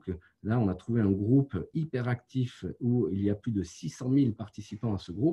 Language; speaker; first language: French; native; French